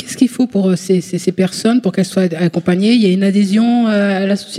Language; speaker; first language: French; native; French